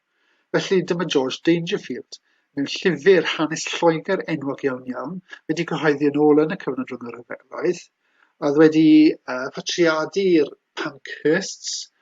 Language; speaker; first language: Welsh; native; Welsh